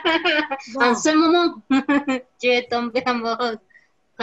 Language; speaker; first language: French; non-native, fluent; Spanish